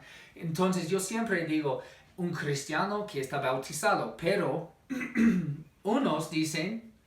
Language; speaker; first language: Spanish; non-native, fluent; English